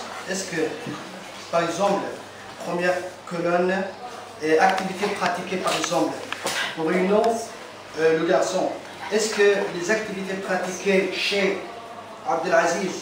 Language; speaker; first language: French; non-native, fluent; Arabic